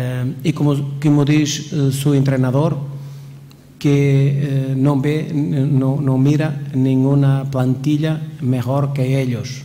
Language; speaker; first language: Spanish; non-native, fluent; Portuguese